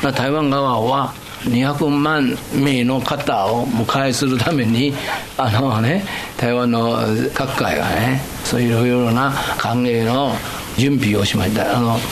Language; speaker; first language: Japanese; non-native, fluent; Chinese